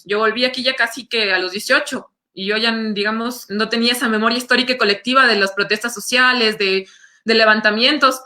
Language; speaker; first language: Spanish; native; Spanish